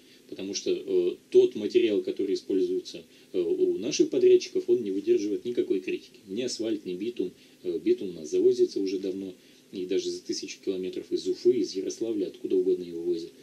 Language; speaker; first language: Russian; native; Russian